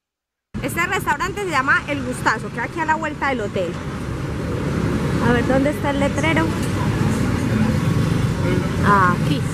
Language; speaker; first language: Spanish; native; Spanish